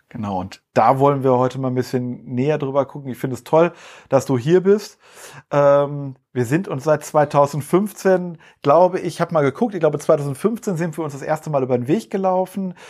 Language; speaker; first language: German; native; German